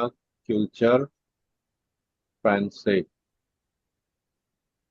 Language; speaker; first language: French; non-native, learner; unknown